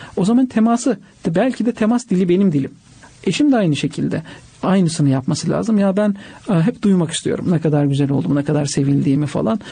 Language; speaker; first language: Turkish; native; Turkish